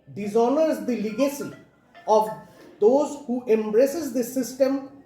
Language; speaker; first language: English; non-native, local second language; Bangla